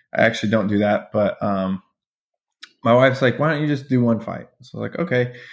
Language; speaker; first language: English; native; English